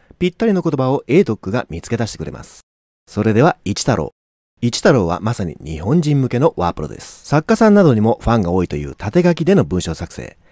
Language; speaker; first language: Japanese; native; Japanese